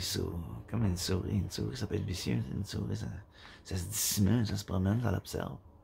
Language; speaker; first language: French; native; French